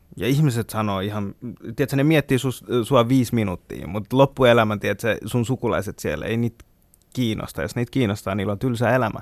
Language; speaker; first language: Finnish; early bilingual, other home language; Bangla